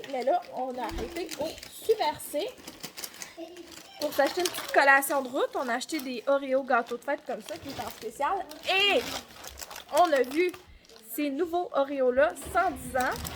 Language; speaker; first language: French; native; French